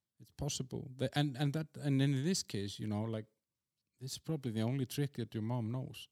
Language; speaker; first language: English; non-native, fluent; Icelandic